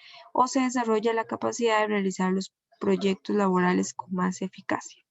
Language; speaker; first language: Spanish; native; Spanish